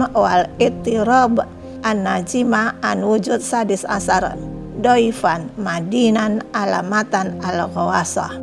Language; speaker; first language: Arabic; non-native, fluent; Indonesian